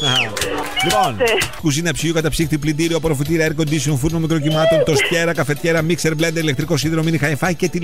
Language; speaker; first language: Greek; native; Greek